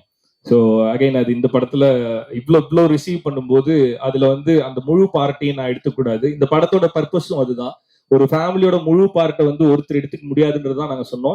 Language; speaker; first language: Tamil; native; Tamil